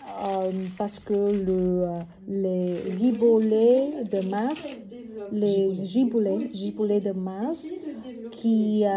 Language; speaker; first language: French; non-native, learner; Vietnamese